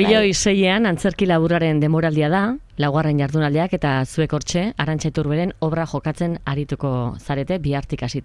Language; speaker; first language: Basque; native; Basque